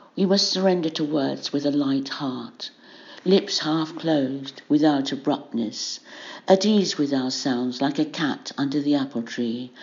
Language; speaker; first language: English; native; English